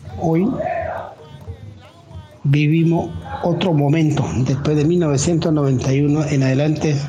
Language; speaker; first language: Spanish; non-native, local second language; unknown